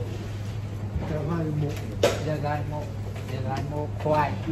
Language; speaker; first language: Japanese; non-native, learner; Vietnamese